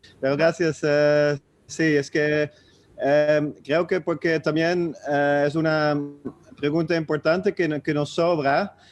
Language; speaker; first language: Spanish; non-native, fluent; Dutch